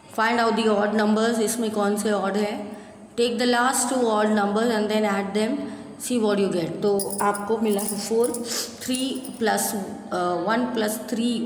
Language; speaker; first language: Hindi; non-native, local second language; Gujarati